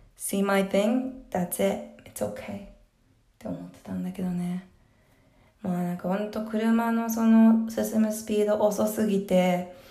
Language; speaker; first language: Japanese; early bilingual, heritage; Japanese